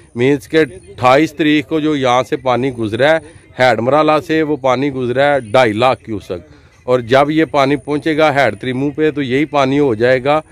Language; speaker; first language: Urdu; non-native, local second language; Punjabi